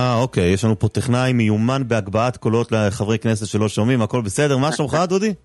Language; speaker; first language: Hebrew; native; Hebrew